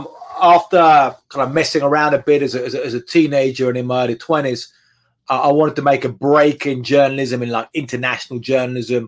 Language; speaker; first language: English; native; English